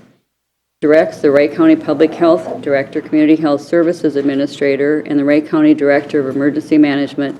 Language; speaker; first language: English; native; English